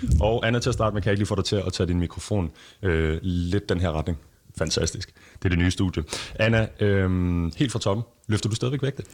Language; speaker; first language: Danish; native; Danish